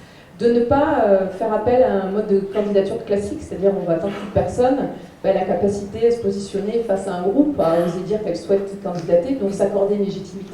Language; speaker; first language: French; native; French